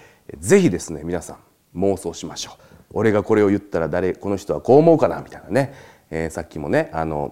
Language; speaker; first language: Japanese; native; Japanese